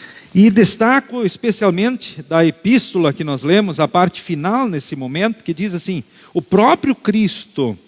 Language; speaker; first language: Portuguese; native; Portuguese